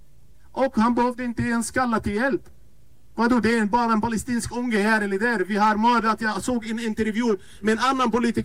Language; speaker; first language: Swedish; non-native, fluent; Arabic